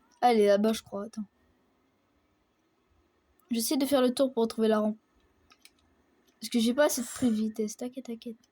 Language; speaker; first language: French; native; French